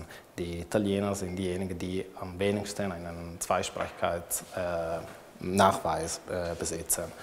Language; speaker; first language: German; non-native, local second language; Italian